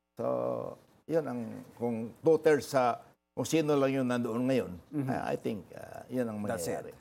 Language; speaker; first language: Filipino; non-native, local second language; Cebuano